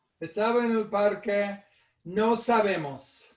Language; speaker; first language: Spanish; non-native, fluent; English